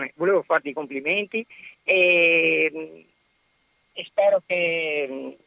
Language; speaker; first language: Italian; native; Italian